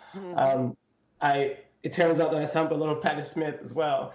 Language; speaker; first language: English; non-native, local second language; Nyanja